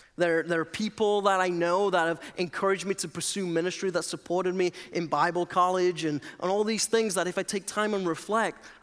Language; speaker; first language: English; native; English